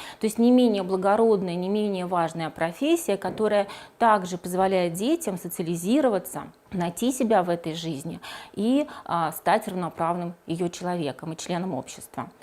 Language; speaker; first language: Russian; native; Russian